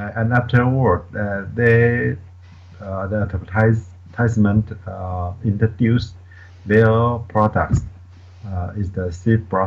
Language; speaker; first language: English; non-native, learner; Chinese